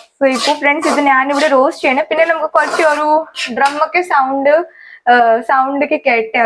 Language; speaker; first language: Malayalam; native; Malayalam